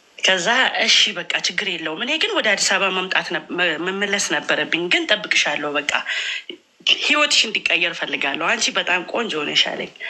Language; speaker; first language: Amharic; native; Amharic